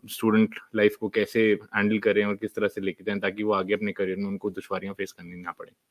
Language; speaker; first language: Urdu; native; Urdu